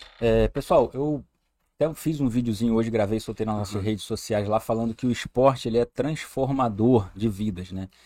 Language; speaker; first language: Portuguese; native; Portuguese